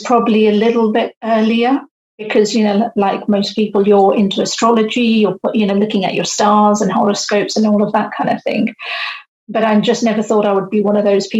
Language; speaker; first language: English; native; English